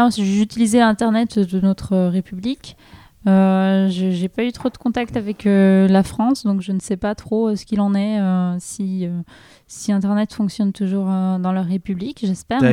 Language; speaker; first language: French; native; French